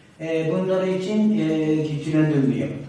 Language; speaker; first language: Turkish; non-native, learner; Japanese